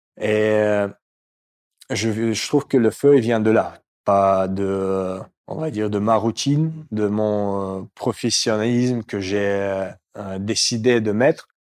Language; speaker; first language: French; non-native, fluent; Russian